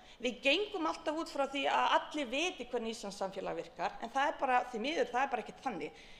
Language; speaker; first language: Icelandic; non-native, fluent; Bosnian